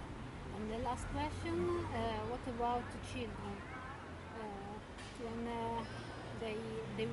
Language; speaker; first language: English; non-native, learner; Italian